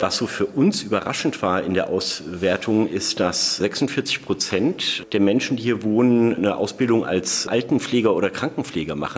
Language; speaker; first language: German; native; German